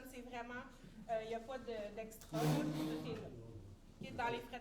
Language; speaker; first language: French; native; French